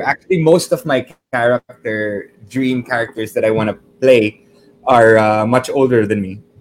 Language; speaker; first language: English; early bilingual, other home language; Filipino